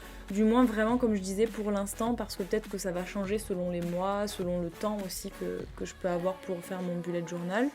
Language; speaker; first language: French; native; French